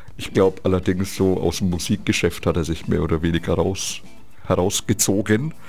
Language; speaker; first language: German; early bilingual, other home language; Turkish